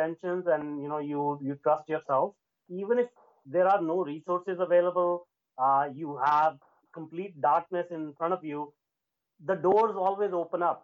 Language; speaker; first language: English; non-native, local second language; Hindi